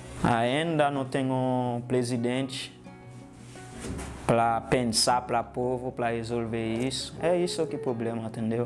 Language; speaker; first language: Portuguese; non-native, learner; Haitian Creole